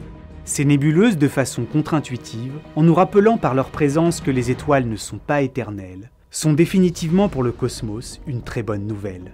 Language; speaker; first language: French; native; French